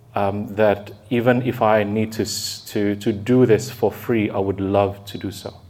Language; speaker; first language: English; non-native, fluent; Indonesian